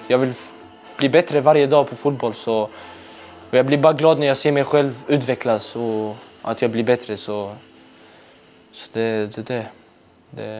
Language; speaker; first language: Swedish; early bilingual, other home language; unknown